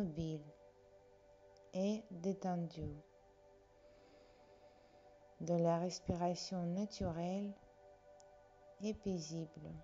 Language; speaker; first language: French; non-native, fluent; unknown